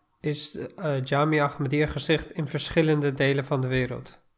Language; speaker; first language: Dutch; non-native, fluent; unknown